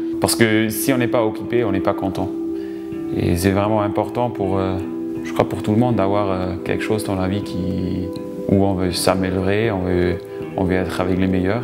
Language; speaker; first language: French; non-native, local second language; German